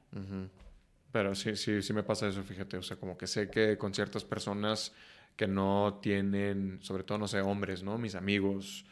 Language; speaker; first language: Spanish; native; Spanish